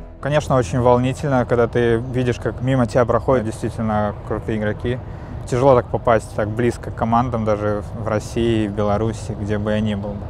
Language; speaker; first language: Russian; native; Russian